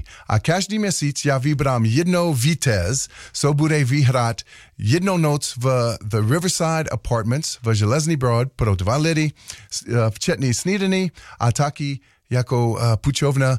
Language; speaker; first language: Czech; non-native, learner; English